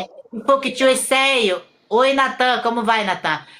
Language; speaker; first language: Portuguese; native; Portuguese